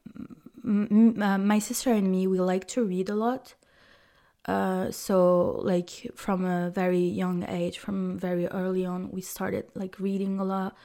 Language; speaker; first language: English; non-native, fluent; French